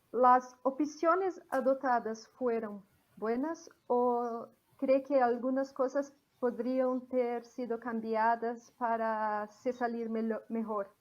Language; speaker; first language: Spanish; non-native, fluent; Portuguese